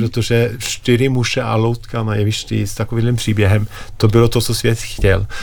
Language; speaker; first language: Czech; non-native, fluent; Norwegian